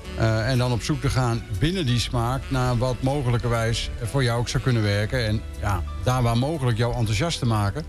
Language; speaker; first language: Dutch; native; Dutch